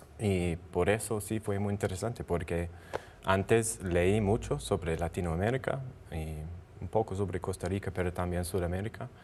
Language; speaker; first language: Spanish; non-native, learner; English